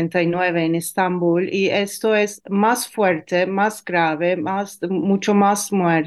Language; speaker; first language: Spanish; non-native, fluent; Turkish